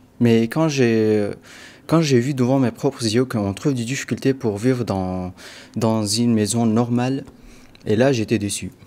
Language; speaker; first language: French; non-native, fluent; Arabic